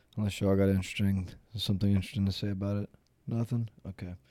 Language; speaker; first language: English; native; English